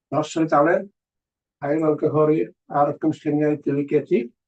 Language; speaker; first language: Welsh; native; Welsh